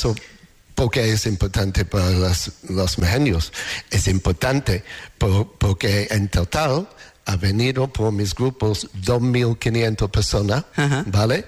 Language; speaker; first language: Spanish; non-native, learner; English